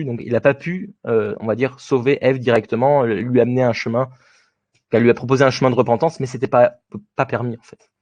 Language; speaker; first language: French; native; French